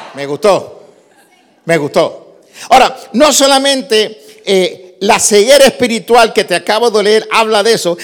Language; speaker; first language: Spanish; early bilingual, heritage; Spanish